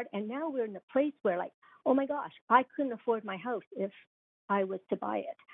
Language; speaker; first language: English; non-native, local second language; Cantonese